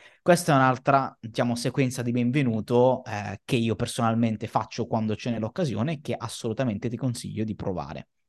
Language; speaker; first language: Italian; native; Italian